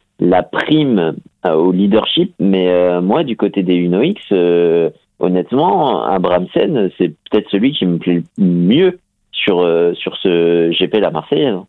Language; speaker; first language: French; native; French